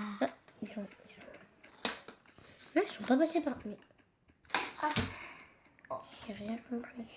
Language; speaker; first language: French; native; French